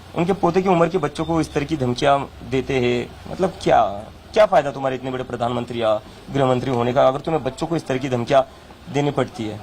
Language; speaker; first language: Hindi; non-native, local second language; Marathi